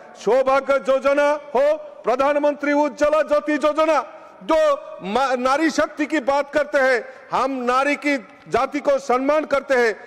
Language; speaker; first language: Hindi; non-native, local second language; Bangla